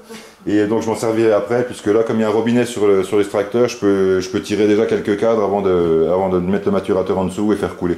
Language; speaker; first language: French; native; French